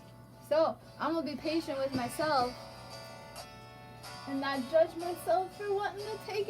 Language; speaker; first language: English; native; English